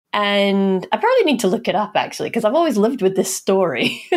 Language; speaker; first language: English; native; English